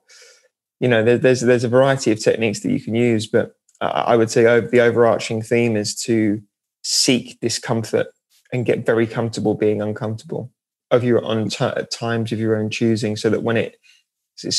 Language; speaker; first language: English; native; English